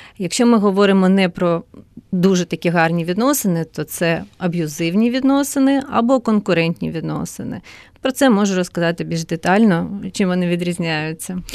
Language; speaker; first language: Ukrainian; non-native, local second language; Russian